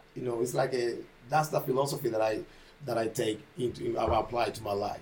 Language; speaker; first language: English; non-native, fluent; Spanish